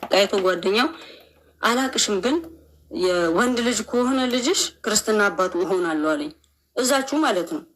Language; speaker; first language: Amharic; native; Amharic